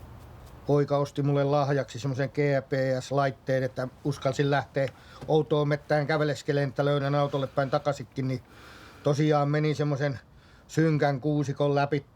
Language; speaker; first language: Finnish; native; Finnish